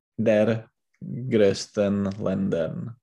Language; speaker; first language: German; non-native, learner; Czech